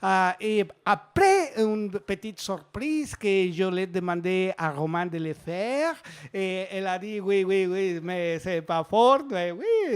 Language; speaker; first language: French; non-native, fluent; Spanish